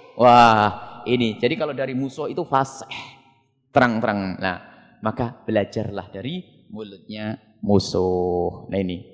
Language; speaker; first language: Indonesian; non-native, local second language; Javanese